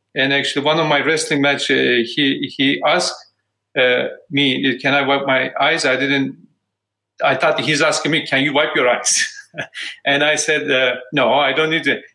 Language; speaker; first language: English; non-native, fluent; Turkish